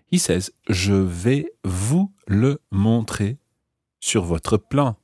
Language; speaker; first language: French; non-native, fluent; English